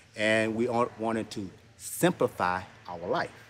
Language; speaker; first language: English; native; English